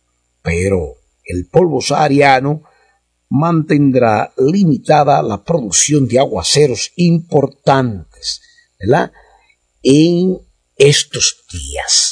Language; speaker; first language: Spanish; native; Spanish